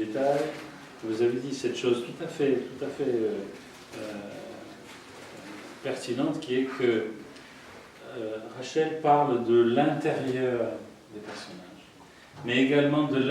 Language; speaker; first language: French; native; French